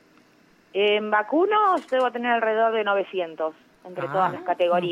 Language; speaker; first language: Spanish; native; Spanish